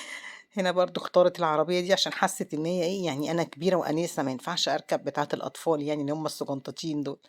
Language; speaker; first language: Arabic; native; Arabic